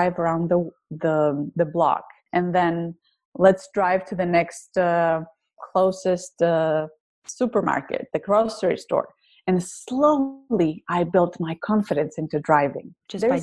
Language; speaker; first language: English; non-native, fluent; Greek